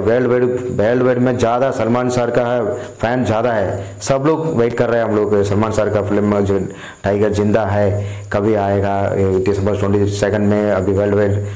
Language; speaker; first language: Hindi; non-native, local second language; Tamil